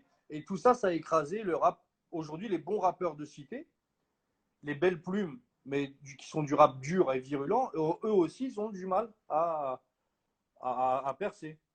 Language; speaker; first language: French; native; French